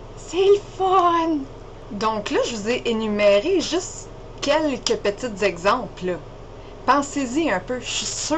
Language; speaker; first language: French; native; French